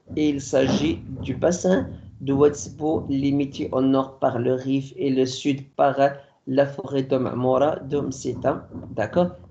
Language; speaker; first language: French; non-native, local second language; Arabic